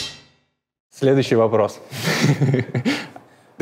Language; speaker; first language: Russian; native; Russian